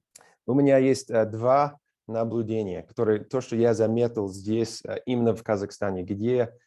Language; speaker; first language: Russian; non-native, fluent; English